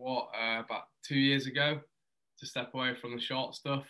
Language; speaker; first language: English; native; English